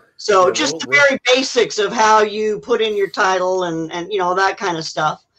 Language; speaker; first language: English; native; English